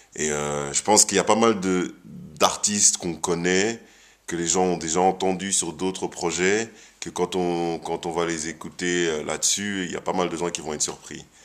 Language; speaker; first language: French; native; French